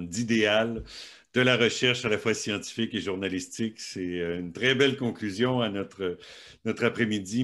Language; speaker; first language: French; native; French